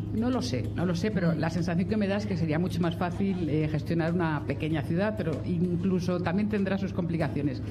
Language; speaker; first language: Spanish; native; Spanish